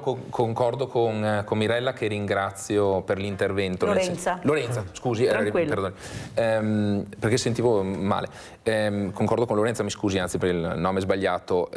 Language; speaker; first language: Italian; native; Italian